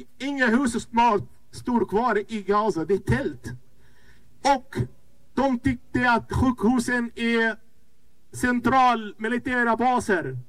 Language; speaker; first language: Swedish; non-native, fluent; Arabic